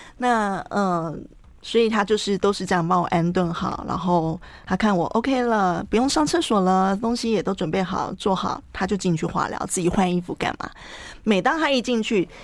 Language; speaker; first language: Chinese; native; Chinese